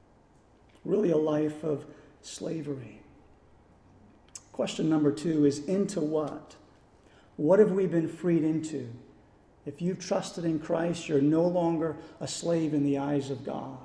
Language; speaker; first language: English; native; English